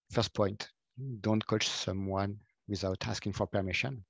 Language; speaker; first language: English; non-native, fluent; French